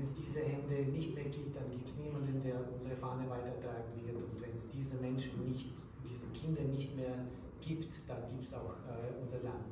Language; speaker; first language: German; non-native, fluent; Ukrainian